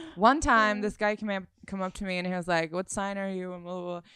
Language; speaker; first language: English; non-native, fluent; Swedish